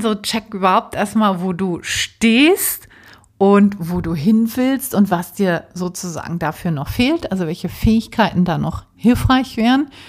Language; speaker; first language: German; native; German